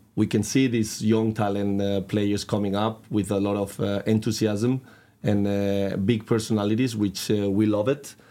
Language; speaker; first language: English; non-native, fluent; Spanish